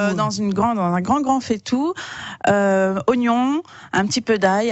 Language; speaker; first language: French; native; French